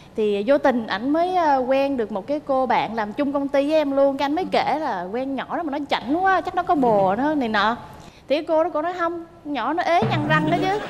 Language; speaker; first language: Vietnamese; native; Vietnamese